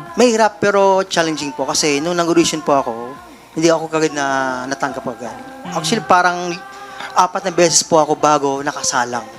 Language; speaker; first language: Filipino; non-native, local second language; Cebuano